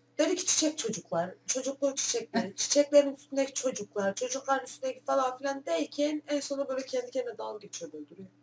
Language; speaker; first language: Turkish; native; Turkish